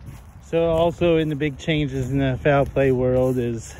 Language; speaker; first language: English; native; English